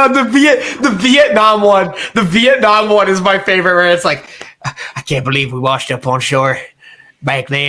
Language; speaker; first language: English; native; English